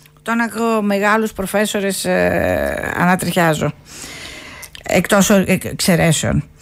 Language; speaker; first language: Greek; native; Greek